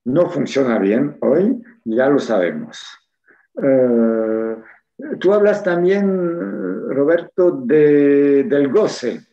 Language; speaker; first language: Spanish; non-native, fluent; French